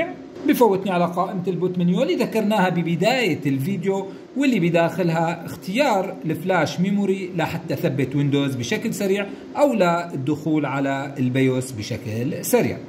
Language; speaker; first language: Arabic; native; Arabic